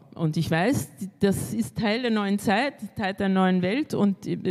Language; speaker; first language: German; early bilingual, other home language; Spanish